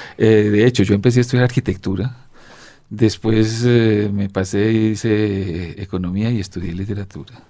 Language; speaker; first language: Spanish; native; Spanish